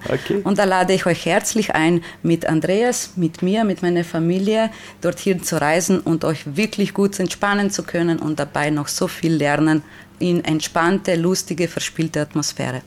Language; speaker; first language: German; non-native, fluent; Slovenian